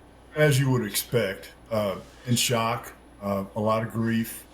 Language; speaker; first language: English; native; English